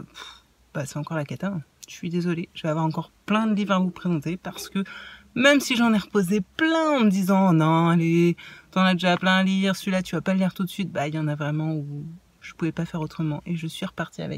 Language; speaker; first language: French; native; French